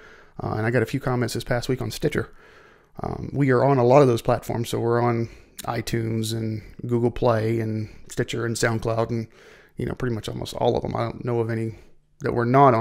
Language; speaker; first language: English; native; English